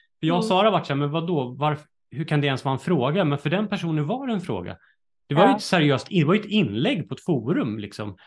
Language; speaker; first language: Swedish; native; Swedish